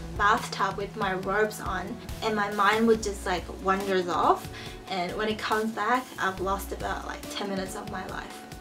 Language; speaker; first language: English; early bilingual, other home language; Chinese